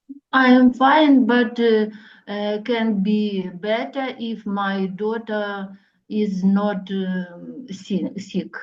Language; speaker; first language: English; non-native, learner; Russian